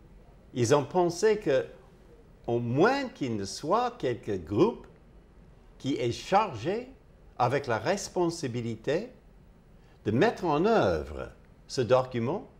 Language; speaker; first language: French; non-native, fluent; English